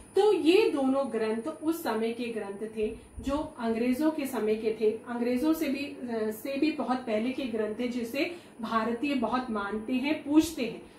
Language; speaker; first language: Hindi; non-native, local second language; Malayalam